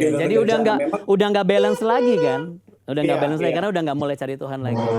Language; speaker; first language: Indonesian; native; Indonesian